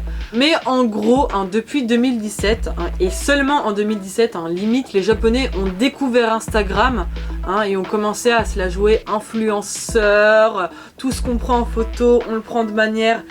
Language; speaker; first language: French; native; French